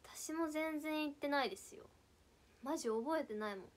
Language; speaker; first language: Japanese; native; Japanese